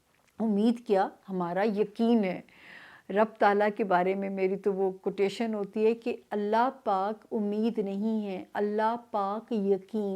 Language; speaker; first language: Urdu; native; Urdu